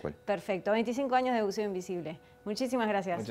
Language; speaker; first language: Spanish; native; Spanish